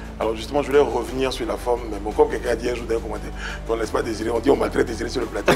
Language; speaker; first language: French; native; French